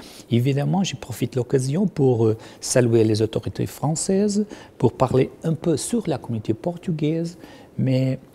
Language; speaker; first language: French; non-native, fluent; Portuguese